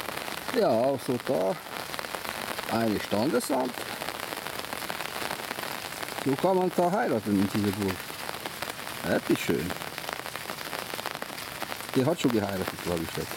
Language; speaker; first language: German; non-native, learner; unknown